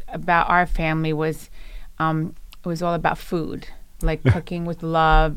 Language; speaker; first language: English; early bilingual, other home language; Italian